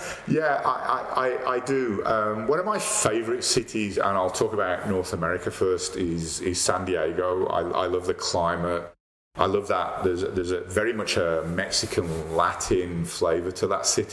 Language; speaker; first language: English; native; English